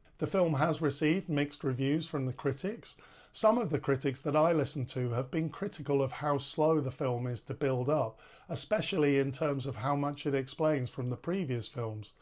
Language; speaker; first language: English; native; English